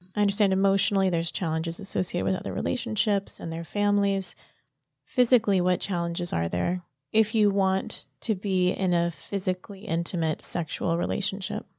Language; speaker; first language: English; native; English